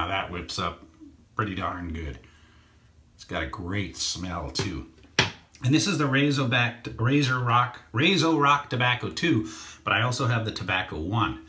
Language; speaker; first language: English; native; English